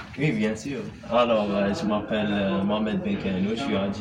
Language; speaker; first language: French; non-native, local second language; Arabic